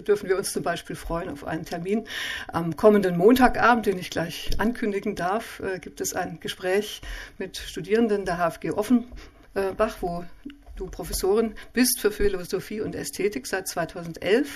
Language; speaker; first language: German; native; German